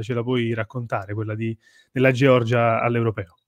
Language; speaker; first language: Italian; native; Italian